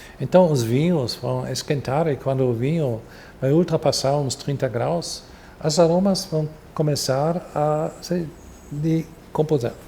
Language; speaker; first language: Portuguese; non-native, fluent; German